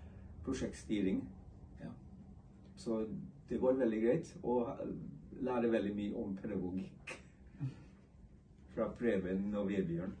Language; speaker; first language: Norwegian; non-native, fluent; English